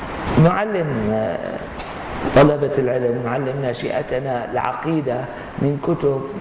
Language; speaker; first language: Arabic; native; Arabic